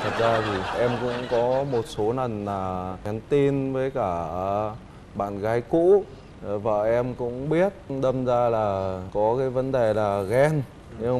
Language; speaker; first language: Vietnamese; native; Vietnamese